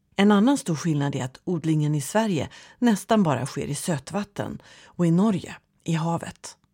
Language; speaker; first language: Swedish; native; Swedish